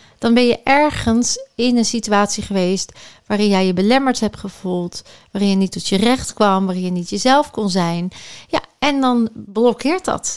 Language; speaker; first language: Dutch; native; Dutch